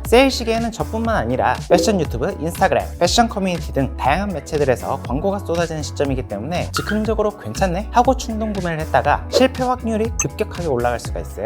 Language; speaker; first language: Korean; native; Korean